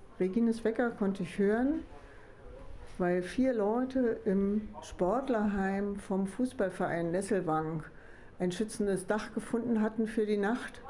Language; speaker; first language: German; native; German